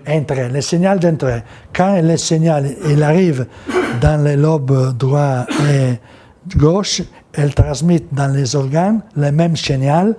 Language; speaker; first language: French; non-native, learner; Italian